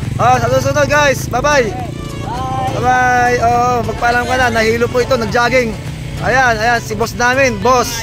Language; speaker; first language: Filipino; non-native, local second language; Iloko